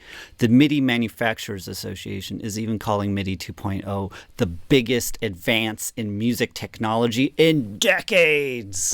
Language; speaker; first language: English; native; English